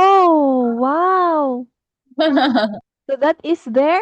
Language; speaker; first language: English; non-native, fluent; Filipino